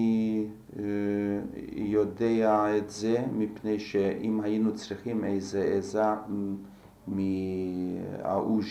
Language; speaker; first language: Hebrew; non-native, fluent; Slovak